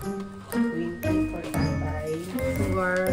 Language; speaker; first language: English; non-native, local second language; Filipino